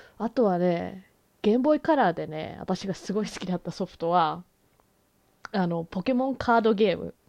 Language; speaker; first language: Japanese; native; Japanese